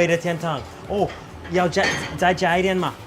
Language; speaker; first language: Chinese; non-native, learner; English